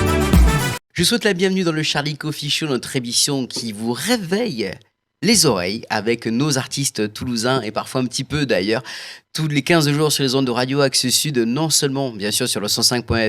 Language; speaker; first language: French; native; French